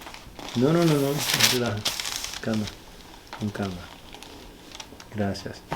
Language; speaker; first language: Spanish; early bilingual, heritage; Spanish